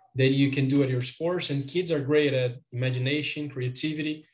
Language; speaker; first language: English; non-native, fluent; Portuguese